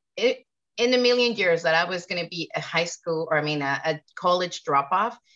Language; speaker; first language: English; non-native, fluent; Spanish